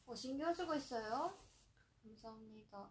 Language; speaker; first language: Korean; non-native, fluent; Japanese